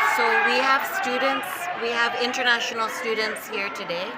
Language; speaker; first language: English; native; English